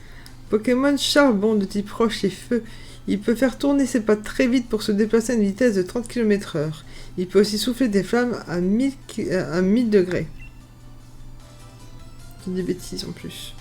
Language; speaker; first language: French; native; French